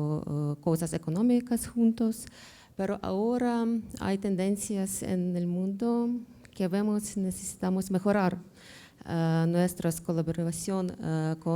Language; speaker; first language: Spanish; non-native, learner; Ukrainian